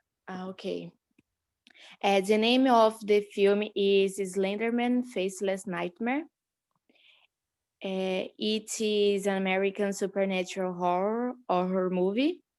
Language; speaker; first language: English; non-native, learner; Portuguese